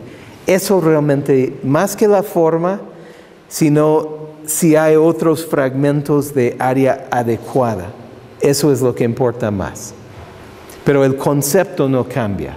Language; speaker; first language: Spanish; non-native, fluent; English